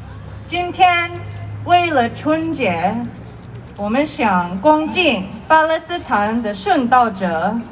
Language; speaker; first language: Chinese; non-native, fluent; Korean